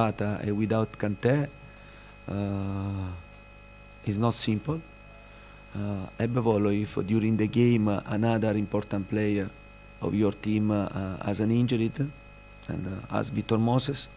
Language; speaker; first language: English; non-native, fluent; Italian